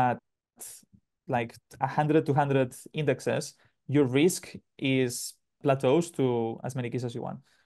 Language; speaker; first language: English; non-native, fluent; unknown